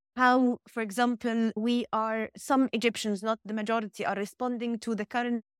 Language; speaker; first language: English; non-native, fluent; Arabic